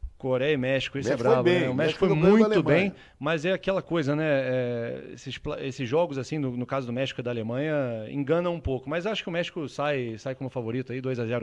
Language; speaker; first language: Portuguese; native; Portuguese